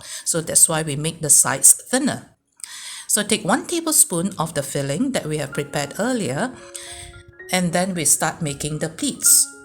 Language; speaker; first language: English; native; English